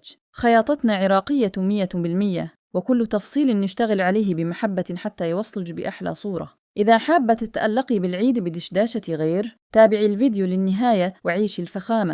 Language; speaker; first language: Arabic; native; Arabic